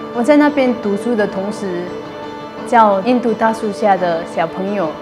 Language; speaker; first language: Chinese; non-native, fluent; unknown